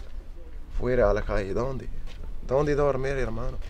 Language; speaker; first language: Spanish; non-native, learner; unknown